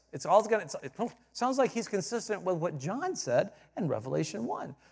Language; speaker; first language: English; native; English